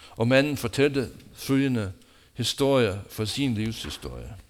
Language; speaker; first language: Danish; non-native, fluent; English